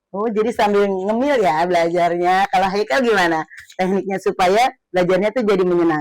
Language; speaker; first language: Indonesian; native; Indonesian